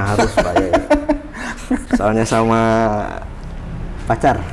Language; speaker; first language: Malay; non-native, local second language; Javanese